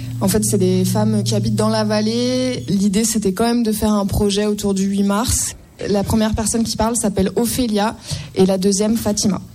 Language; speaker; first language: French; native; French